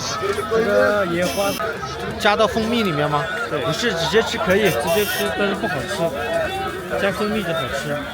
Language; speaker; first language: Chinese; non-native, learner; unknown